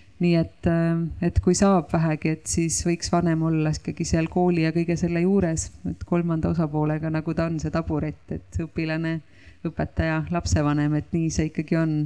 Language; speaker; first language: Estonian; native; Estonian